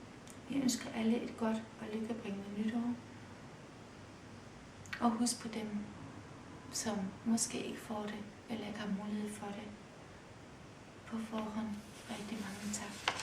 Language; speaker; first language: Danish; early bilingual, other home language; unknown